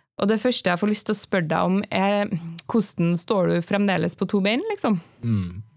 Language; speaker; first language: Norwegian; native; Norwegian